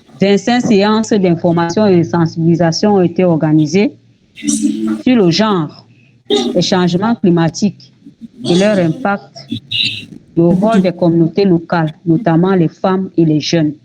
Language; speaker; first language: French; native; French